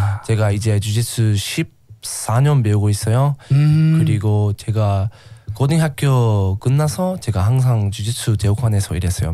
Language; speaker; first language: Korean; non-native, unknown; English